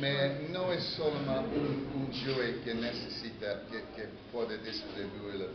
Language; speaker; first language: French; non-native, learner; Spanish